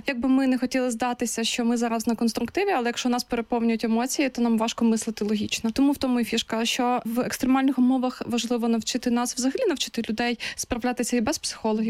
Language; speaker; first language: Ukrainian; native; Ukrainian